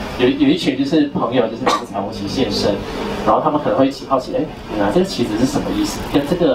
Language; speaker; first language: Chinese; native; Chinese